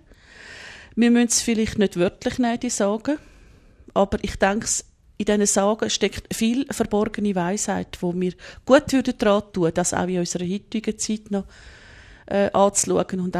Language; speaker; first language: German; native; German